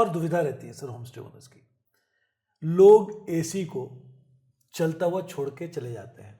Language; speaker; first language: Hindi; native; Hindi